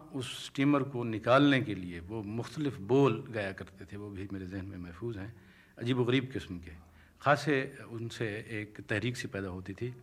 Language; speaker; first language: Urdu; non-native, local second language; Saraiki